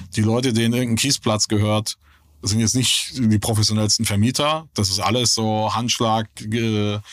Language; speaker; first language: German; native; German